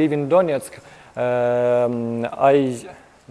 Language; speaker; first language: English; non-native, learner; Ukrainian